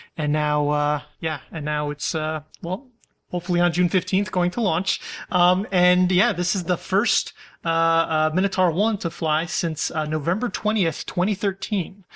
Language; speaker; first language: English; native; English